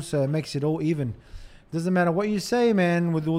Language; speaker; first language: English; native; English